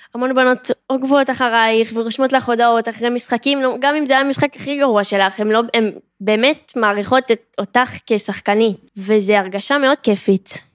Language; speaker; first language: Hebrew; native; Hebrew